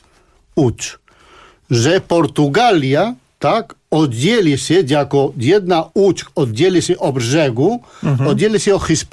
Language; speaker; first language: Polish; non-native, fluent; Spanish